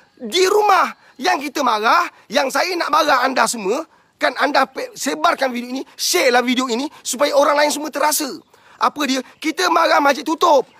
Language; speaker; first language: Malay; native; Malay